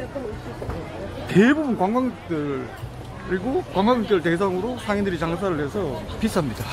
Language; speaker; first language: Korean; native; Korean